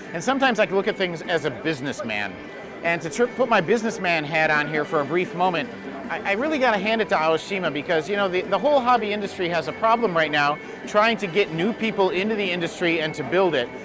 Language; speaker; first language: English; native; English